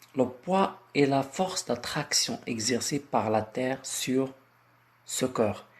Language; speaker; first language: French; non-native, local second language; Arabic